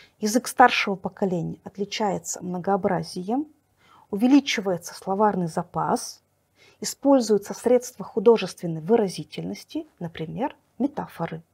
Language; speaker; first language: Russian; native; Russian